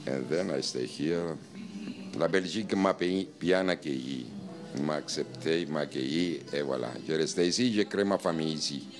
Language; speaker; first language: French; non-native, fluent; Greek